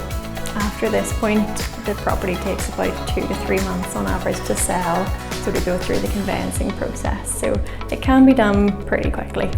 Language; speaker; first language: English; native; English